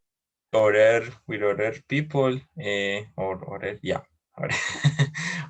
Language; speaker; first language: English; non-native, learner; Spanish